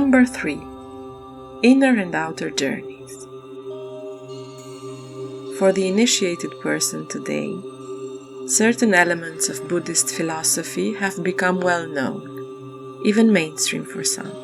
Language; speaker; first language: English; non-native, fluent; French